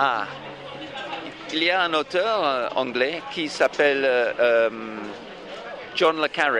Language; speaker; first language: French; non-native, fluent; English